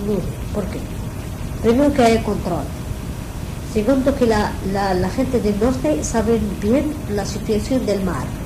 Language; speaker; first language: Spanish; non-native, learner; Arabic